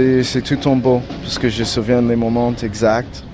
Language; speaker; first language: French; non-native, learner; English